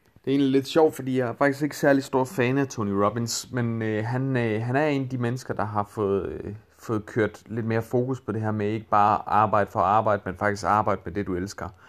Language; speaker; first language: Danish; native; Danish